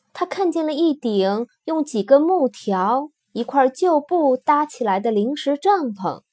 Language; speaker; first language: Chinese; native; Chinese